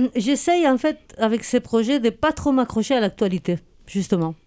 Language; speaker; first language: French; non-native, fluent; Spanish